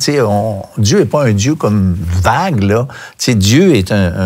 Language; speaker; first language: French; native; French